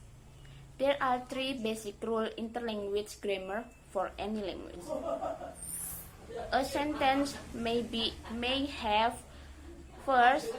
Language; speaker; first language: English; non-native, learner; Indonesian